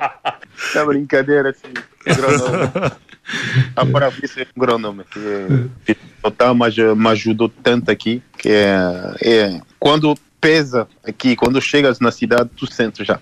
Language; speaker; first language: Portuguese; non-native, learner; French